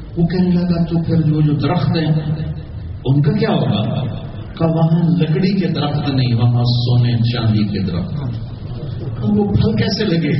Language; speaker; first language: Urdu; non-native, local second language; Punjabi